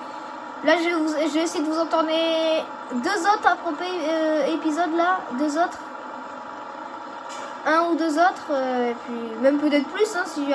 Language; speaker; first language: French; native; French